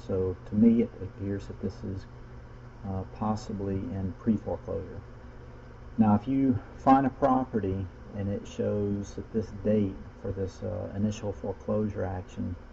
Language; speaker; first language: English; native; English